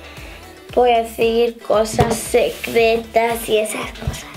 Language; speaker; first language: Spanish; early bilingual, heritage; Spanish